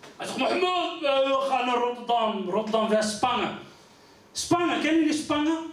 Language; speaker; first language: Dutch; early bilingual, other home language; Riffian